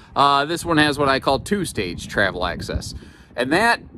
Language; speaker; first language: English; native; English